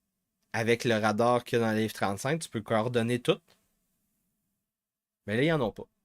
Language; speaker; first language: French; native; French